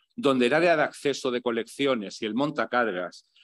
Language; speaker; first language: Spanish; native; Spanish